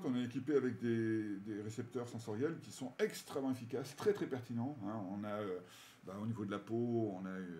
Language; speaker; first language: French; native; French